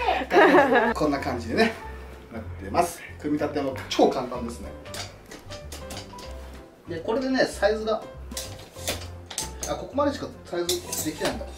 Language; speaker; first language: Japanese; native; Japanese